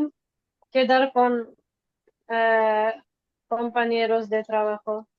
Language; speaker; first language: Spanish; non-native, fluent; Bangla